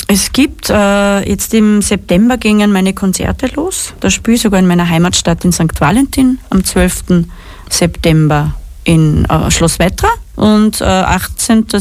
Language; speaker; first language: German; native; German